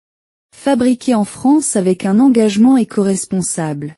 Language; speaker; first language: French; non-native, learner; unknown